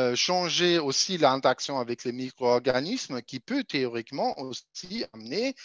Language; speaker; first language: French; non-native, fluent; German